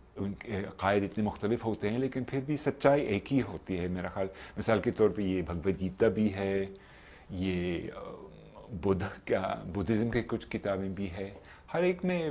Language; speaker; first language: Urdu; non-native, fluent; English